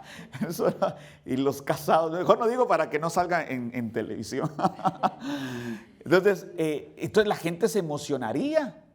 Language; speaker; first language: Spanish; native; Spanish